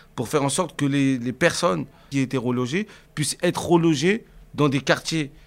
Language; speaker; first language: French; native; French